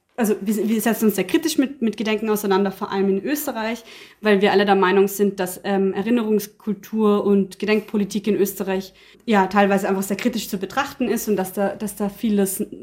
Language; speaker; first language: German; native; German